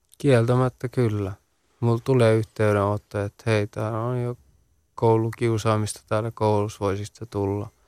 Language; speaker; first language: Finnish; early bilingual, other home language; Central Kurdish